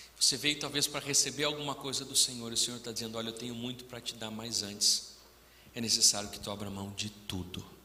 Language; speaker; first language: Portuguese; native; Portuguese